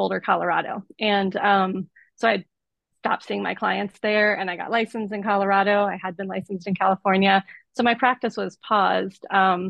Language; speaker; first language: English; native; English